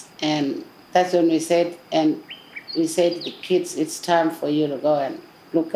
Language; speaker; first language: English; non-native, local second language; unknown